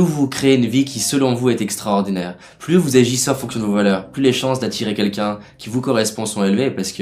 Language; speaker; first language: French; native; French